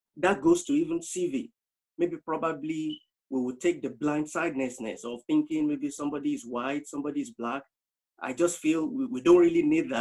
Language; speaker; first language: English; non-native, local second language; Yoruba